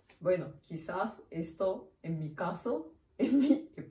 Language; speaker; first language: Spanish; non-native, learner; Japanese